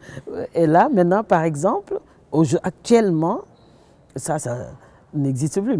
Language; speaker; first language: French; non-native, local second language; Wolof